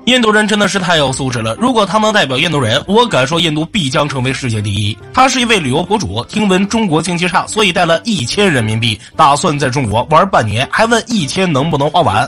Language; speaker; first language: Chinese; native; Chinese